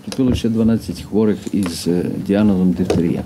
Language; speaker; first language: Ukrainian; native; Ukrainian